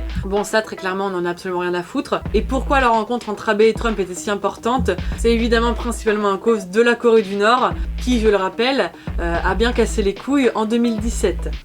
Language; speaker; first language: French; native; French